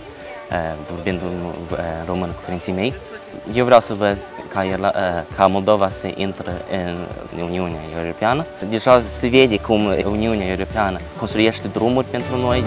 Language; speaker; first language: Romanian; early bilingual, heritage; Romanian